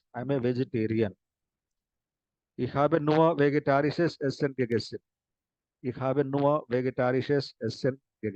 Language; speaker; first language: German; non-native, fluent; Hindi